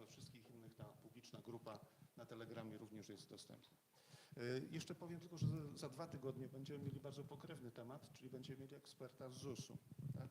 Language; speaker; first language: Polish; native; Polish